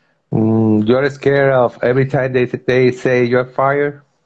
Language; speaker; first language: English; non-native, fluent; Spanish